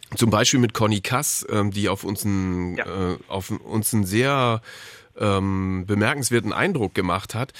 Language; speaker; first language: German; native; German